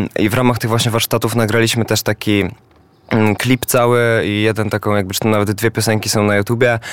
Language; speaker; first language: Polish; native; Polish